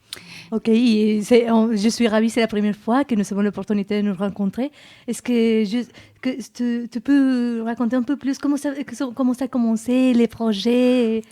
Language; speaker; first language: French; non-native, fluent; Spanish